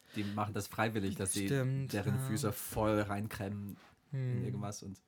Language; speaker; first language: German; non-native, fluent; English